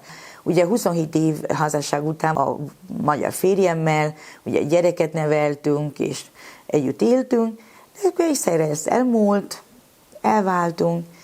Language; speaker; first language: Hungarian; non-native, fluent; Spanish